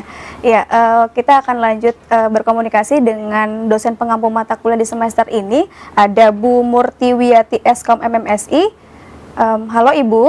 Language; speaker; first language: Indonesian; native; Indonesian